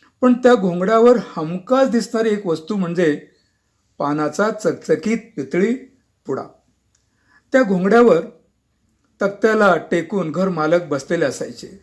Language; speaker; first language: Marathi; non-native, local second language; Kannada